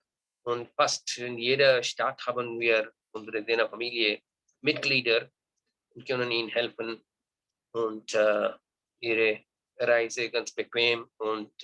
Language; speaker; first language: German; non-native, learner; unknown